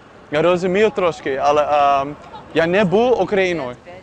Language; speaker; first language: Ukrainian; non-native, learner; Dutch